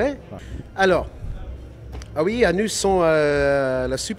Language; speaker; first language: French; non-native, learner; English